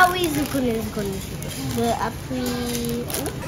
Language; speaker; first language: French; early bilingual, heritage; French